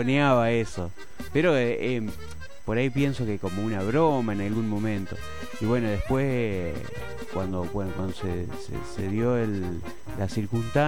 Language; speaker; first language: Spanish; native; Spanish